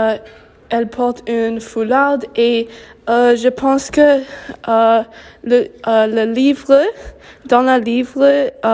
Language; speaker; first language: French; non-native, learner; English